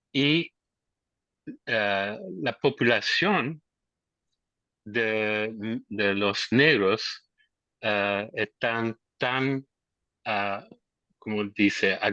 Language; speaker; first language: Spanish; non-native, learner; English